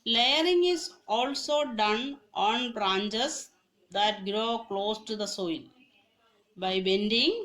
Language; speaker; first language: English; non-native, local second language; Malayalam